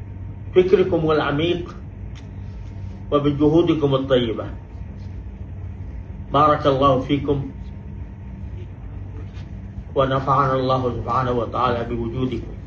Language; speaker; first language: Arabic; non-native, fluent; Urdu